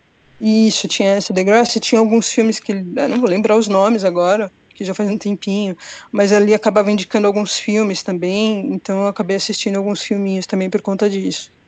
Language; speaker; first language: Portuguese; native; Portuguese